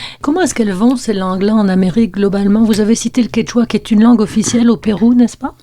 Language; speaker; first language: French; native; French